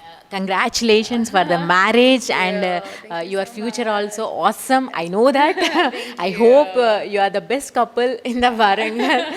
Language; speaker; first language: English; non-native, local second language; Telugu